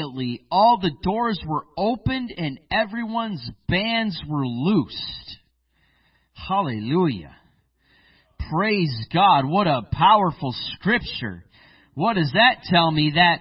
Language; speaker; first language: English; native; English